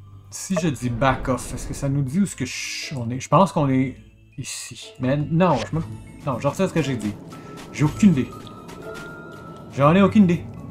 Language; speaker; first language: French; native; French